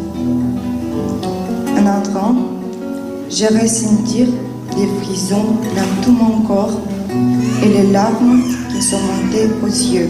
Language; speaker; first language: French; non-native, learner; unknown